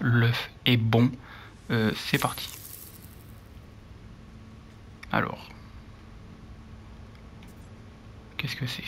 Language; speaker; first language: French; native; French